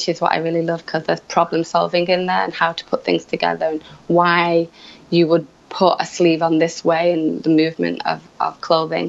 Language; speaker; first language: English; native; English